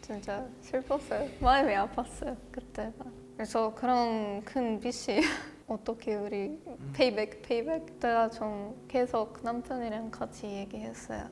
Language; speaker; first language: Korean; non-native, learner; Russian